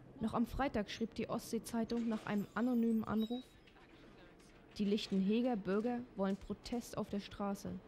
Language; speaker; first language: German; native; German